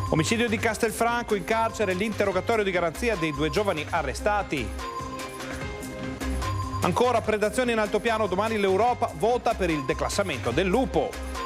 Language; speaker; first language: Italian; native; Italian